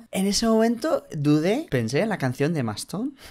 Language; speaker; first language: Spanish; non-native, fluent; English